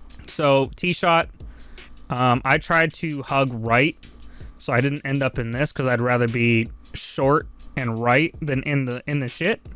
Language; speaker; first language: English; native; English